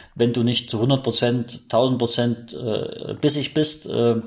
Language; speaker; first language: German; native; German